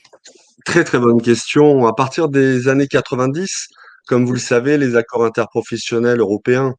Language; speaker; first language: French; native; French